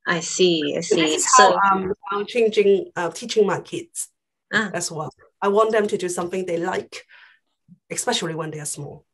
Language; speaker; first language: English; non-native, local second language; Cantonese